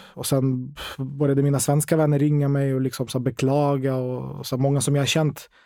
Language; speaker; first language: Swedish; non-native, fluent; Ukrainian